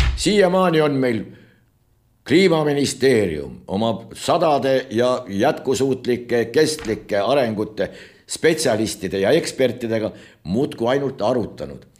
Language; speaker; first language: Estonian; native; Estonian